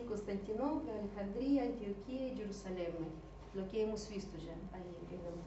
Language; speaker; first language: Spanish; non-native, fluent; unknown